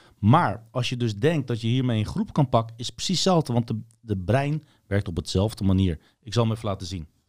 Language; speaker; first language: Dutch; early bilingual, other home language; Turkish